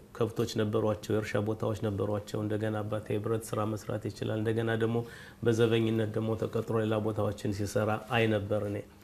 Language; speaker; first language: Amharic; native; Amharic